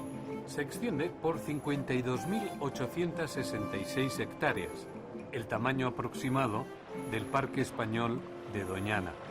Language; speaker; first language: Spanish; native; Spanish